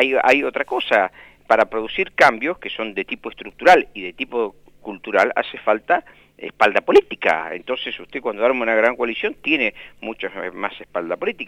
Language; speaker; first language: Spanish; native; Spanish